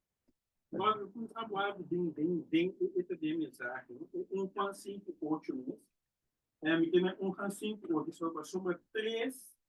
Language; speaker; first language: Portuguese; non-native, learner; Papiamento